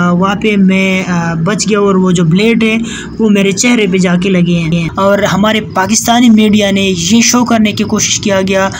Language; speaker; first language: Urdu; non-native, local second language; Pashto